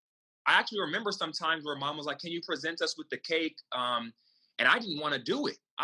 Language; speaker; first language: English; native; English